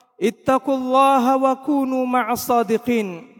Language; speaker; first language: Arabic; non-native, fluent; Malay